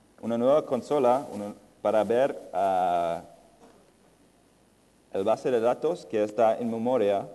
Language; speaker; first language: Spanish; non-native, fluent; English